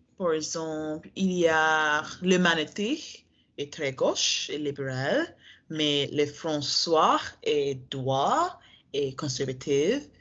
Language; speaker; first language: French; non-native, learner; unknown